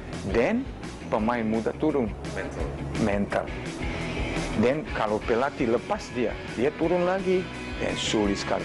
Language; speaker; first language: Indonesian; non-native, fluent; Serbian